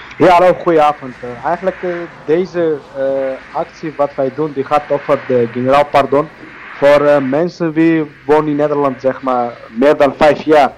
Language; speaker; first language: Dutch; non-native, learner; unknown